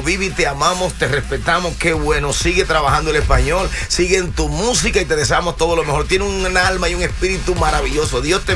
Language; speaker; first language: Spanish; native; Spanish